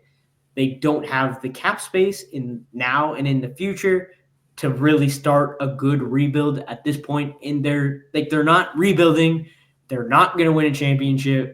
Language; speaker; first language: English; native; English